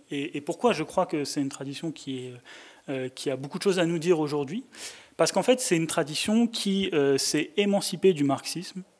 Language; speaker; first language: French; native; French